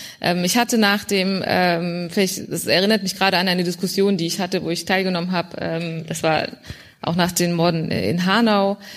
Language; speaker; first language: German; early bilingual, other home language; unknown